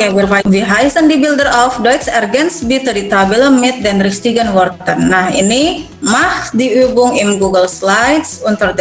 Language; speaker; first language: German; non-native, learner; Indonesian